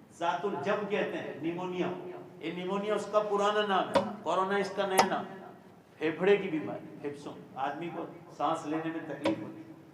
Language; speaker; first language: Urdu; non-native, local second language; Gujarati